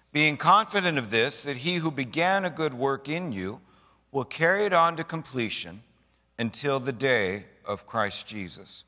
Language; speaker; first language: English; native; English